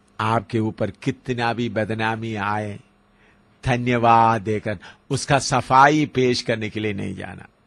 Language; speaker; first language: Hindi; non-native, local second language; Malayalam